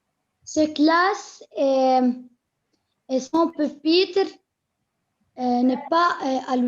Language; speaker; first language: French; non-native, learner; Arabic